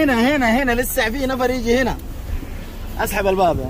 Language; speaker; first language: Arabic; native; Arabic